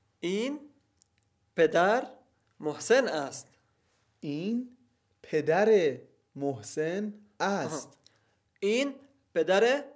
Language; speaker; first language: Persian; non-native, learner; Arabic